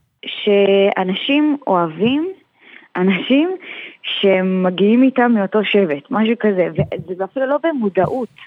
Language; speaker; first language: Hebrew; non-native, fluent; Russian